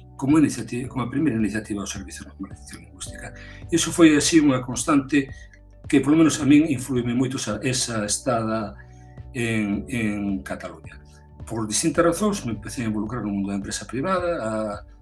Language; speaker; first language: Galician; non-native, local second language; Spanish